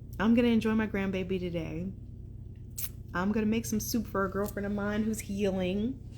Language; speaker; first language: English; native; English